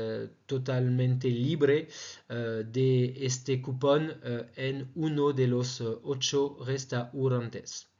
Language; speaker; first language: Spanish; non-native, fluent; French